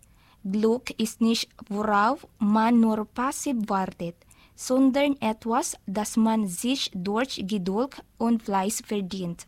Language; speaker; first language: German; non-native, learner; Filipino